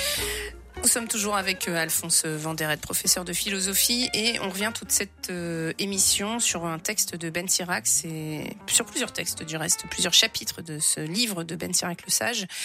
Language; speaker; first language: French; native; French